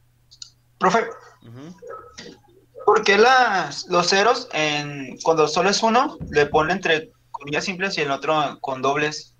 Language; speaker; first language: Spanish; native; Spanish